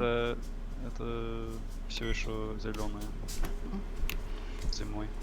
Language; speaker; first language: Russian; non-native, learner; English